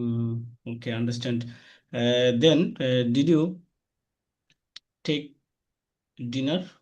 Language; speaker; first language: English; non-native, learner; Bangla